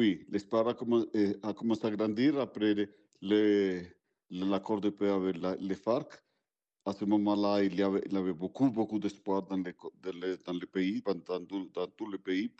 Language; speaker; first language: French; non-native, fluent; Spanish